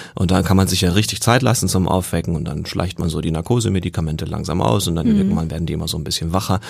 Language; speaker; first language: German; native; German